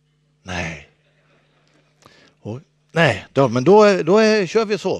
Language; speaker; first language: Swedish; native; Swedish